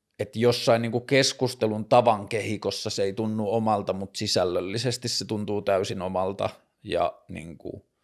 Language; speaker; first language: Finnish; native; Finnish